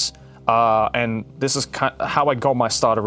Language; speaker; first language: English; non-native, local second language; Japanese